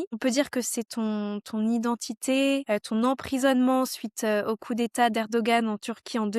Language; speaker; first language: French; native; French